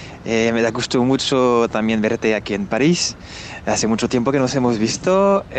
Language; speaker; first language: Spanish; non-native, fluent; French